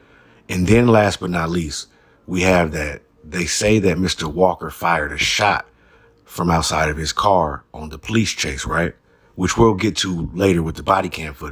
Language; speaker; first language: English; native; English